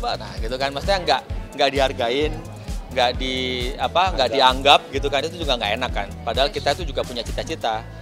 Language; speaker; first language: Indonesian; native; Indonesian